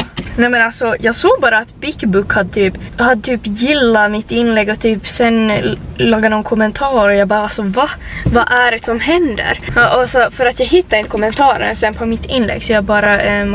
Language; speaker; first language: Swedish; native; Swedish